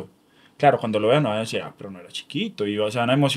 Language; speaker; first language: Spanish; native; Spanish